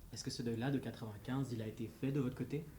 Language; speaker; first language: French; native; French